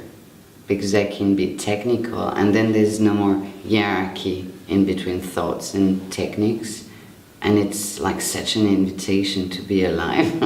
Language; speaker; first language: English; non-native, fluent; French